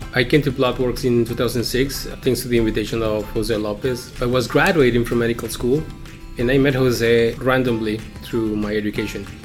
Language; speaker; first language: English; non-native, fluent; Spanish